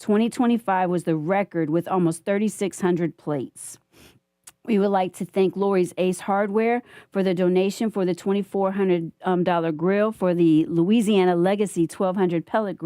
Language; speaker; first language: English; native; English